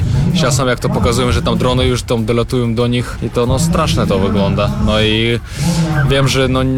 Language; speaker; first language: Polish; non-native, fluent; Russian